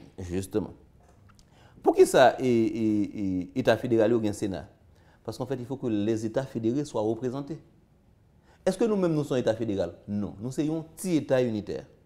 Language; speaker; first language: French; non-native, local second language; Haitian Creole